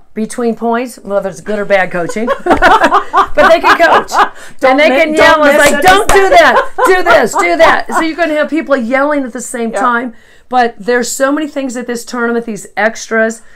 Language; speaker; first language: English; native; English